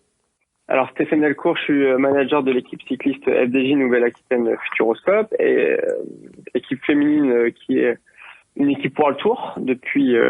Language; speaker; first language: French; native; French